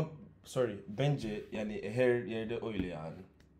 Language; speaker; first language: Turkish; non-native, learner; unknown